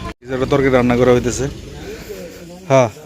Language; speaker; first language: Romanian; non-native, learner; Bangla